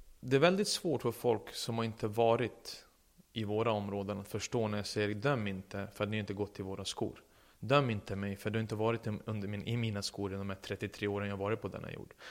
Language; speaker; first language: Swedish; early bilingual, other home language; Serbian